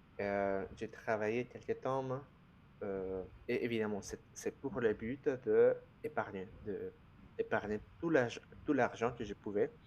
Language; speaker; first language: French; non-native, fluent; Spanish